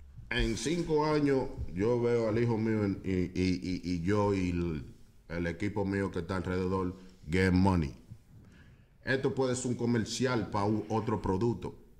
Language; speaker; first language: Spanish; native; Spanish